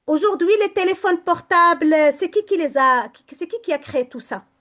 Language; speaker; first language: French; non-native, local second language; Arabic